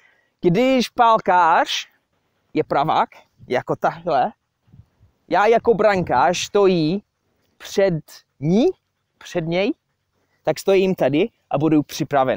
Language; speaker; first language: Czech; non-native, fluent; English